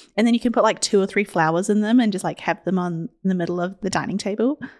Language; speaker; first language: English; early bilingual, other home language; Hindi